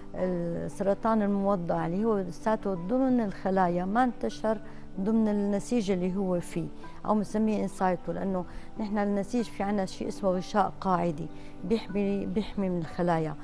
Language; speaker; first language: Arabic; native; Arabic